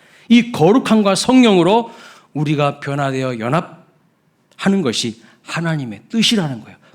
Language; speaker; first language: Korean; native; Korean